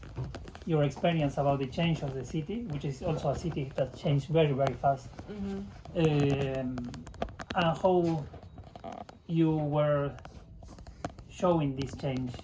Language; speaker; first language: English; non-native, learner; Spanish